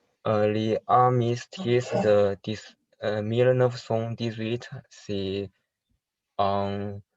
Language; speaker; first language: French; non-native, learner; Chinese